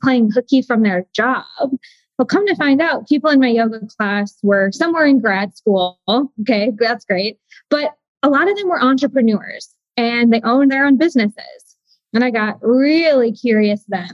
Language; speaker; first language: English; native; English